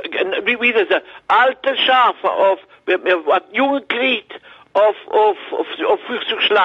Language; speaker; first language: German; non-native, learner; French